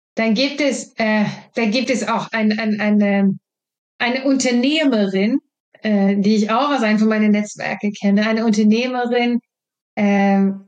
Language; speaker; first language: German; non-native, fluent; Swedish